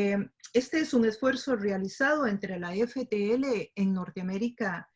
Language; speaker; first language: Spanish; native; Spanish